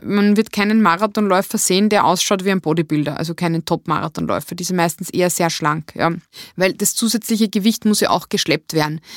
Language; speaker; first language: German; native; German